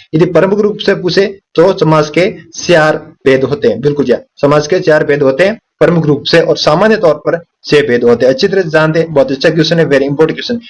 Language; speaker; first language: Hindi; native; Hindi